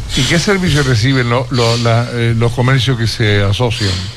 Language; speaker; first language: Spanish; native; Spanish